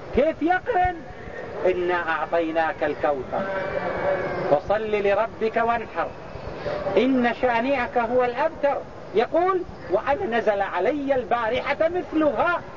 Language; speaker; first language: Arabic; native; Arabic